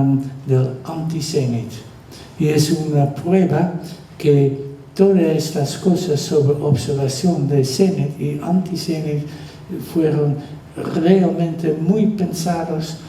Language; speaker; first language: Spanish; non-native, fluent; Dutch